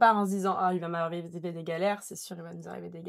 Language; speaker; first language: French; native; French